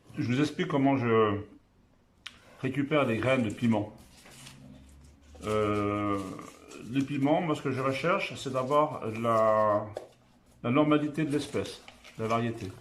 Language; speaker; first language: French; native; French